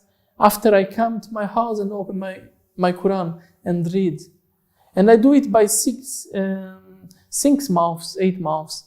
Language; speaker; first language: English; non-native, learner; Portuguese